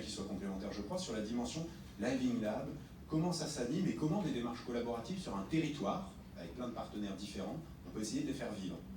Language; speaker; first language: French; native; French